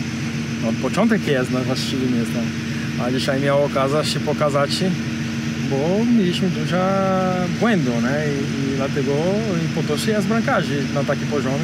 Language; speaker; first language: Polish; non-native, learner; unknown